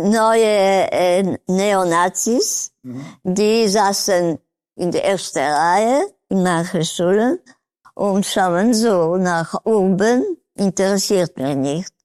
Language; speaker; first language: German; non-native, learner; Polish